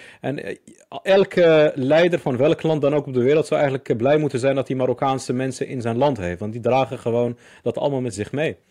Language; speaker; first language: Dutch; early bilingual, other home language; Arabic